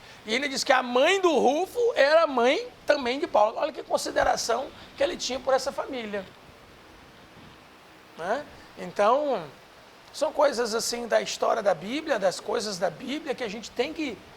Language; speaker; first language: Portuguese; native; Portuguese